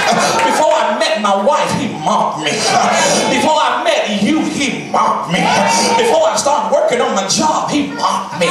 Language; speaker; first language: English; native; English